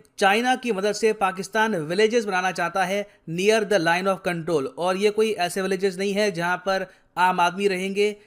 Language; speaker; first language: Hindi; native; Hindi